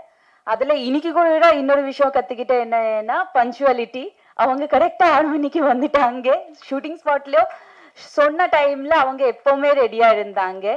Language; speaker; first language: Tamil; non-native, fluent; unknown